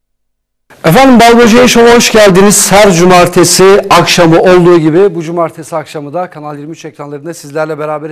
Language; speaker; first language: Turkish; native; Turkish